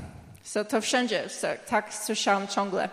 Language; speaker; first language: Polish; early bilingual, heritage; English